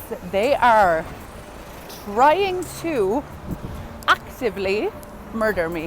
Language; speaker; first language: English; native; English